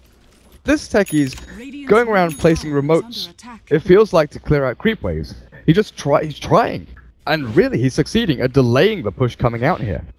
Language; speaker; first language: English; native; English